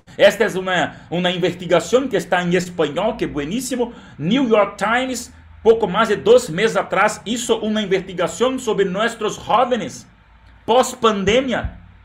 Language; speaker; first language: Spanish; non-native, learner; Portuguese